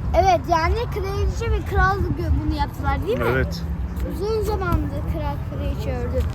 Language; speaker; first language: Turkish; early bilingual, heritage; Turkish